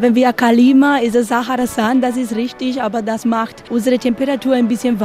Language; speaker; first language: German; non-native, learner; Spanish